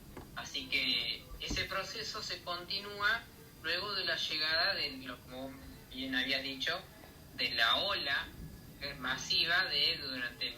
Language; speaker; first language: Spanish; native; Spanish